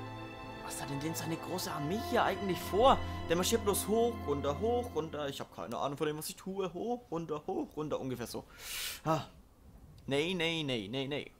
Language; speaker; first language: German; native; German